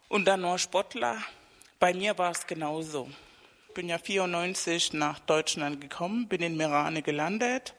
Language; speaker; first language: German; non-native, fluent; Spanish